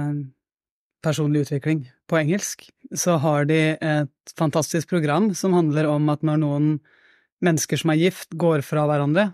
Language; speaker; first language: Norwegian; native; Norwegian